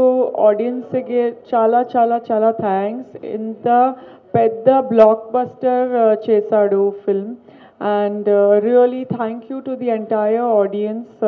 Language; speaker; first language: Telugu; non-native, local second language; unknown